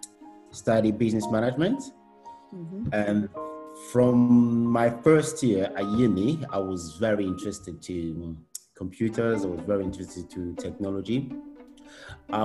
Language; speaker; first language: English; non-native, local second language; Kinyarwanda